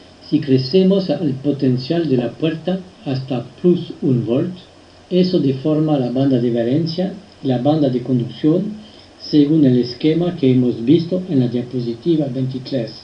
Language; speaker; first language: Spanish; non-native, fluent; French